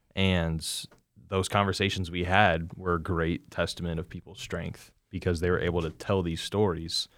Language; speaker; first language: English; native; English